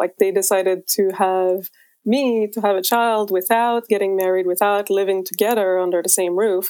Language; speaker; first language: English; native; English